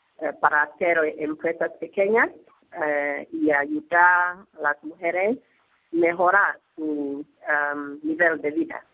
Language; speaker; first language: Spanish; non-native, learner; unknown